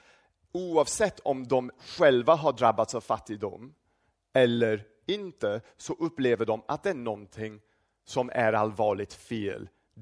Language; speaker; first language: Swedish; non-native, fluent; English